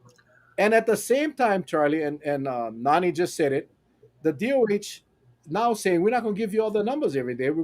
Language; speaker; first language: English; native; English